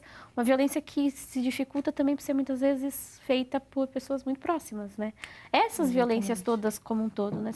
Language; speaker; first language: Portuguese; native; Portuguese